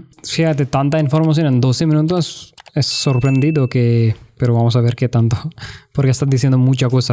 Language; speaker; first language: Spanish; non-native, fluent; Hindi